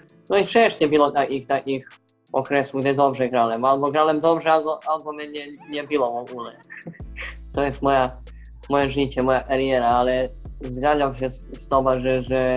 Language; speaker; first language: Polish; non-native, learner; Serbian